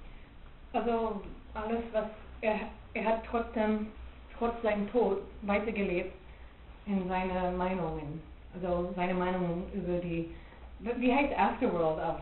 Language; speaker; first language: German; non-native, learner; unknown